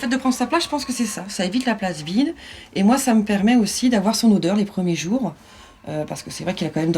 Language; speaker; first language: French; native; French